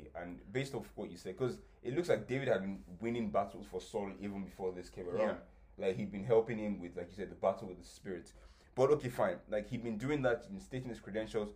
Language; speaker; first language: English; non-native, local second language; Yoruba